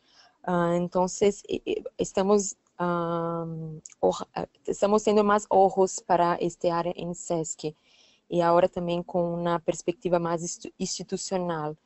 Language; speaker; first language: Spanish; non-native, learner; Portuguese